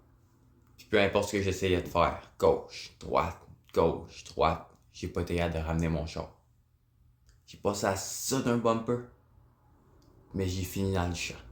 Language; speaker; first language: French; native; French